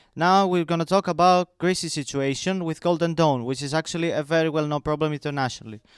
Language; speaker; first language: English; non-native, fluent; Greek